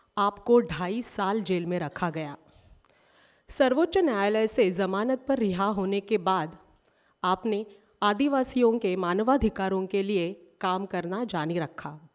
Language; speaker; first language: Hindi; non-native, local second language; Marathi